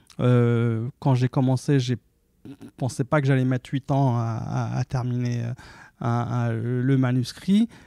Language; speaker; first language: French; early bilingual, other home language; Arabic